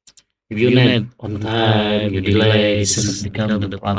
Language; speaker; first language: English; non-native, learner; Indonesian